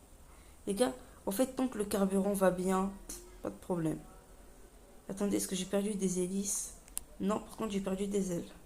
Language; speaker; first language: French; native; French